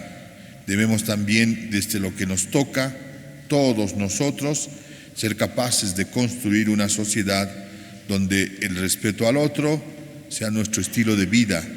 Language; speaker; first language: Spanish; native; Spanish